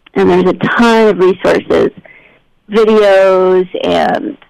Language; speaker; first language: English; native; English